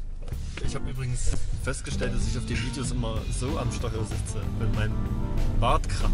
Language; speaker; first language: German; native; German